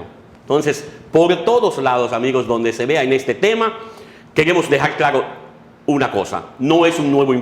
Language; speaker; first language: Spanish; native; Spanish